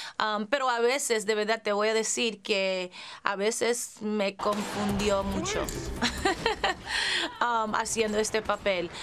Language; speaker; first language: Spanish; early bilingual, heritage; English